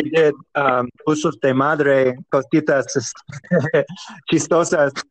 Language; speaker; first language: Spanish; non-native, learner; English